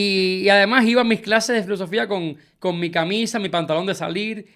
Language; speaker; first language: Spanish; native; Spanish